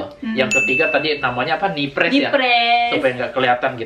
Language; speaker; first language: Indonesian; native; Indonesian